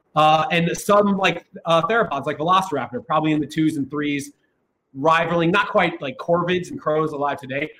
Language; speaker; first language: English; native; English